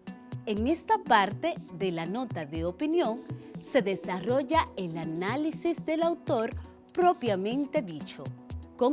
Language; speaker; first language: Spanish; native; Spanish